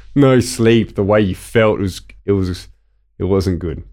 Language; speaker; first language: English; early bilingual, other home language; Italian